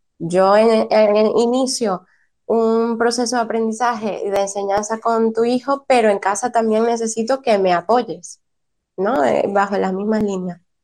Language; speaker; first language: Spanish; native; Spanish